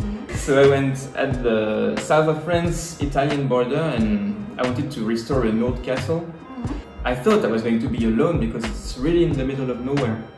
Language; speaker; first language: English; non-native, fluent; French